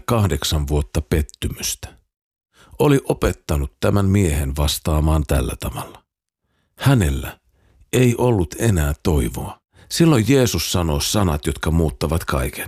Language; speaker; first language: Finnish; native; Finnish